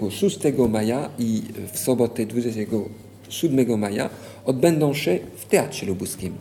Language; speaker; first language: Polish; non-native, fluent; French